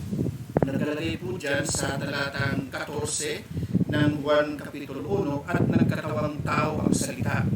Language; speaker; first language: Filipino; native; Filipino